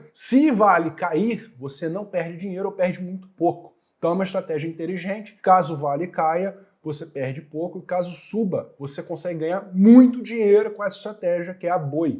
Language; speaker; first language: Portuguese; native; Portuguese